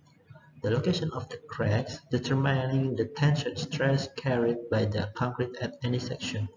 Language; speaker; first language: English; non-native, learner; Indonesian